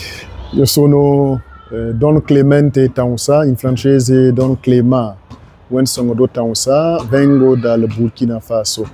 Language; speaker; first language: Italian; non-native, learner; French